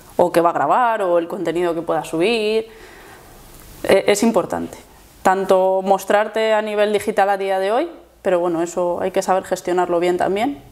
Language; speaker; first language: Spanish; native; Spanish